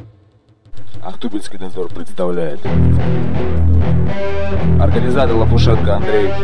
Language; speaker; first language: Russian; native; Russian